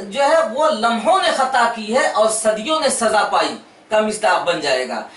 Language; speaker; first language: Urdu; native; Urdu